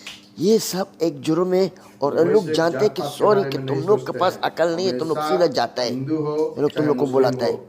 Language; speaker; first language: Hindi; non-native, learner; Arabic